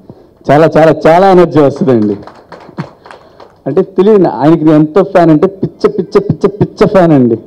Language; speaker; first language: Telugu; native; Telugu